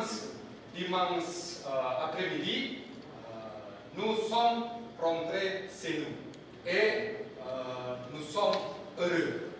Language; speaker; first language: French; non-native, learner; Indonesian